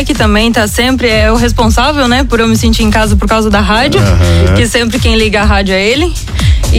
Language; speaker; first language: Portuguese; native; Portuguese